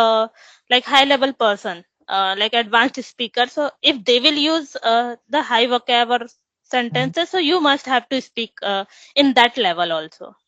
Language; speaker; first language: English; non-native, local second language; Hindi